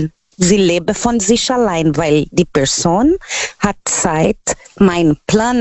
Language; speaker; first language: German; non-native, learner; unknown